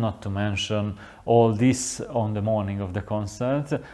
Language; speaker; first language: English; non-native, fluent; Hungarian